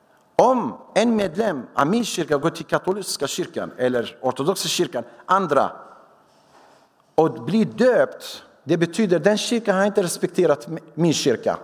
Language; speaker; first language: Swedish; non-native, fluent; Syriac